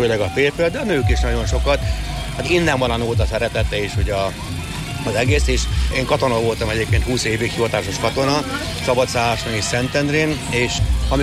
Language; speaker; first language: Hungarian; native; Hungarian